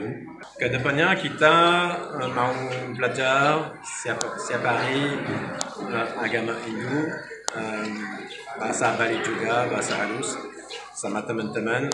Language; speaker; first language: Indonesian; non-native, learner; French